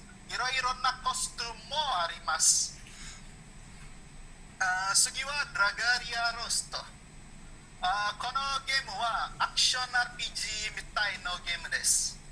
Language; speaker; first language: Japanese; non-native, learner; Indonesian